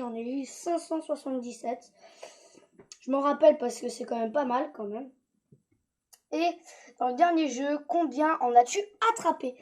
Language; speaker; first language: French; native; French